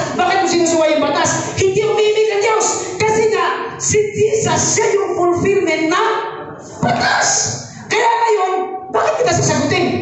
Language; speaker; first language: Filipino; native; Filipino